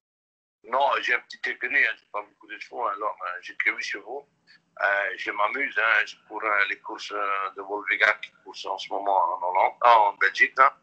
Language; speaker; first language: French; non-native, local second language; Dutch